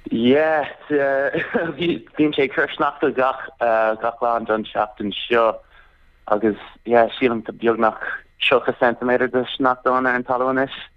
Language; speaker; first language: Irish; non-native, local second language; English